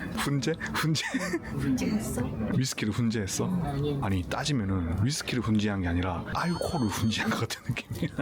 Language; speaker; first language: Korean; native; Korean